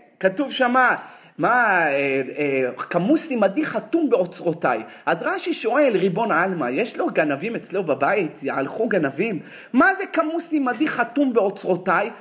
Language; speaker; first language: Hebrew; native; Hebrew